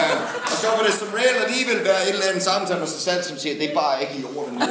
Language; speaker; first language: Danish; non-native, fluent; English